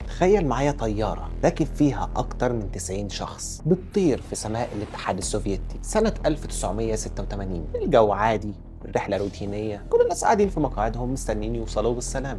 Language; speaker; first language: Arabic; native; Arabic